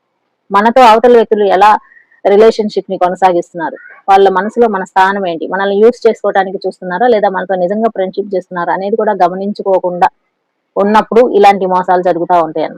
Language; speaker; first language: Telugu; native; Telugu